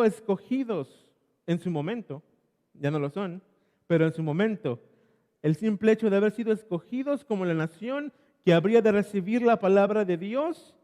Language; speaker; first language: Spanish; native; Spanish